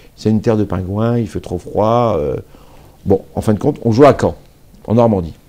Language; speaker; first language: French; native; French